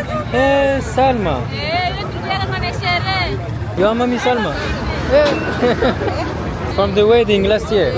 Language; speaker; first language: English; non-native, learner; French